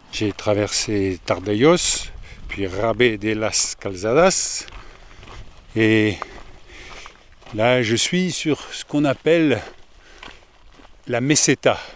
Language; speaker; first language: French; native; French